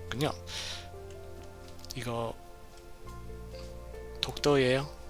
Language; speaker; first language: Korean; non-native, fluent; English